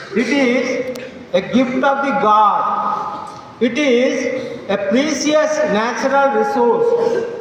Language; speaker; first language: English; non-native, local second language; Telugu